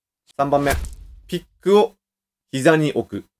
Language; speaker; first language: Japanese; native; Japanese